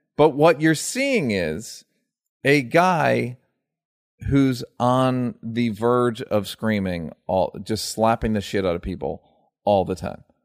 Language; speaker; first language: English; native; English